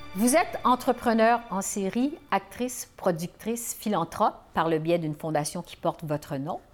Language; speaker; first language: French; native; French